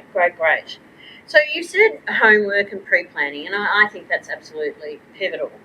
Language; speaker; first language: English; native; English